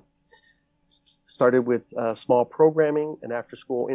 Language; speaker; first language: English; native; English